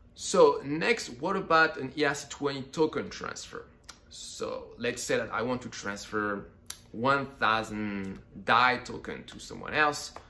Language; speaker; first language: English; non-native, fluent; French